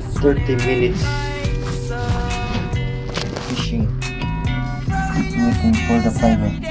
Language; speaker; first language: English; non-native, local second language; Filipino